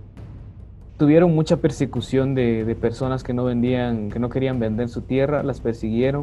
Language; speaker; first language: Spanish; native; Spanish